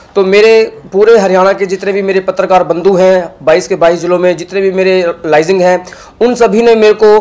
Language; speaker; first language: Hindi; native; Hindi